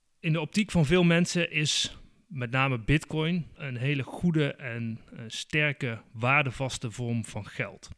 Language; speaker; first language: Dutch; native; Dutch